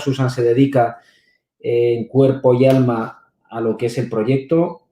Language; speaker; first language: Spanish; native; Spanish